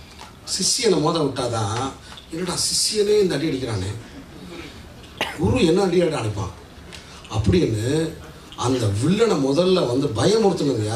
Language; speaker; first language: Tamil; native; Tamil